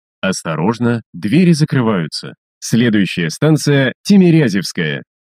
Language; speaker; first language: Russian; native; Russian